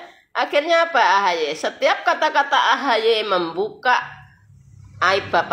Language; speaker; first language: Indonesian; native; Indonesian